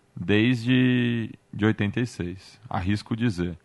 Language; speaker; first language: Portuguese; native; Portuguese